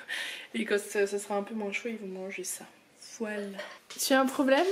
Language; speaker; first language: French; native; French